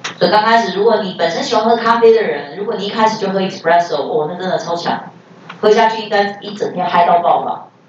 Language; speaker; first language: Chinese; native; Chinese